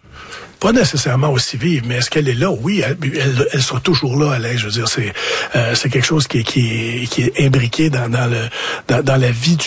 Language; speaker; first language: French; native; French